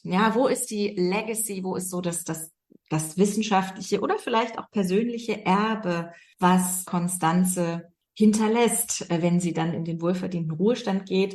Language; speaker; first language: German; native; German